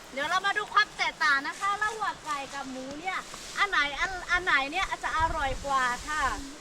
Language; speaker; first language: Thai; non-native, local second language; Lahu